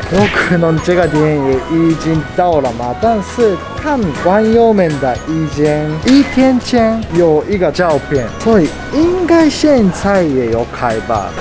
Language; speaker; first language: Chinese; non-native, fluent; Japanese